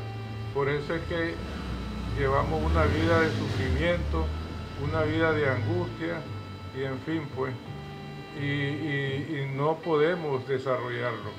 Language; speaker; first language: Spanish; native; Spanish